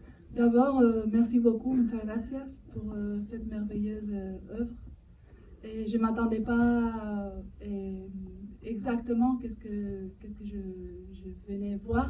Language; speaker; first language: French; non-native, fluent; Spanish